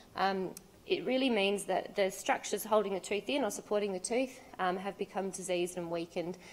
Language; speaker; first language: English; native; English